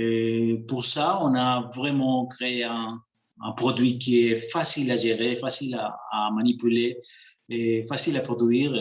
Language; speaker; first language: French; non-native, fluent; Spanish